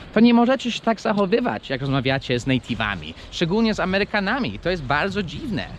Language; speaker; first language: Polish; non-native, fluent; English